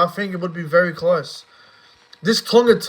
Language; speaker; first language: English; native; English